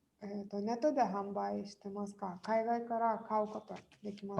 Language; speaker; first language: Japanese; non-native, fluent; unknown